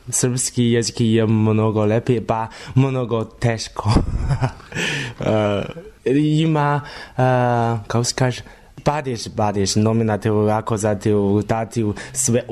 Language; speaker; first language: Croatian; non-native, learner; Chinese